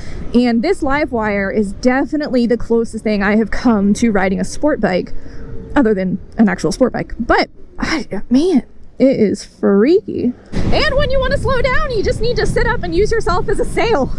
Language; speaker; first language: English; native; English